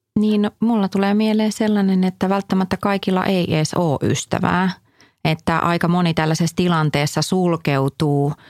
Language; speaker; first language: Finnish; native; Finnish